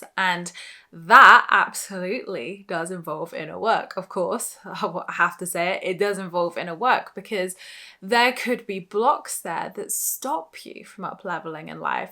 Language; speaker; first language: English; native; English